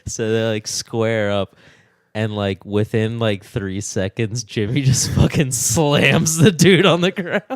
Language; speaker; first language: English; native; English